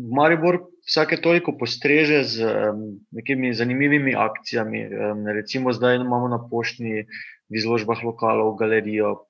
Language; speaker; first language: Slovenian; native; Slovenian